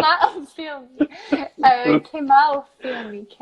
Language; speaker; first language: Portuguese; non-native, fluent; English